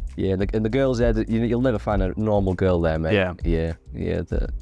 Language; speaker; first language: English; native; English